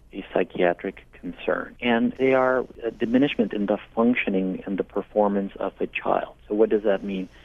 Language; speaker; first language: English; non-native, fluent; Spanish